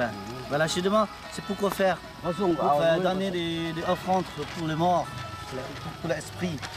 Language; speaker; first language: French; non-native, local second language; Lao